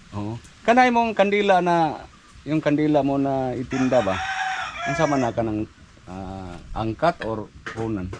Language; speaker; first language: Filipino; non-native, local second language; Cebuano